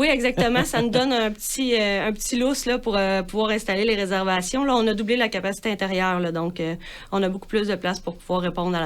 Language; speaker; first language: French; native; French